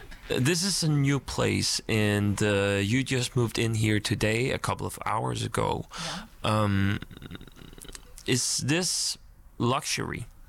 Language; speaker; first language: English; non-native, fluent; Danish